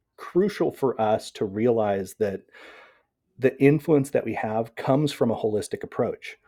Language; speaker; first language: English; native; English